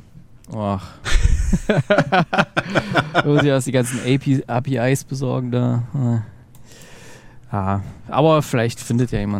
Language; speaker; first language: German; native; German